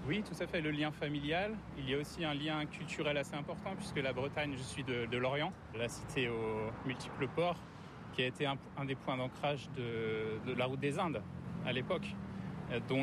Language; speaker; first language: French; native; French